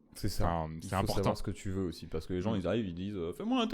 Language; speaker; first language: French; native; French